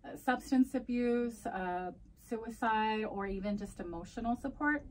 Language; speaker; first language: English; early bilingual, other home language; Spanish